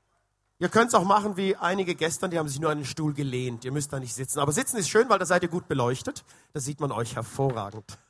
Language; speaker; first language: German; native; German